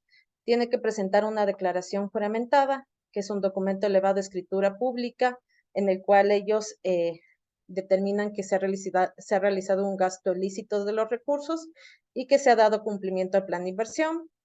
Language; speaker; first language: Spanish; native; Spanish